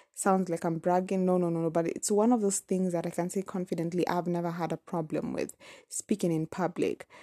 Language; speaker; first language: English; non-native, local second language; Kamba